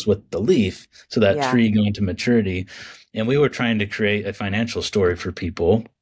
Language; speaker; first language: English; native; English